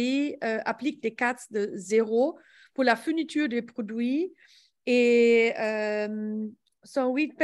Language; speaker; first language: French; non-native, learner; English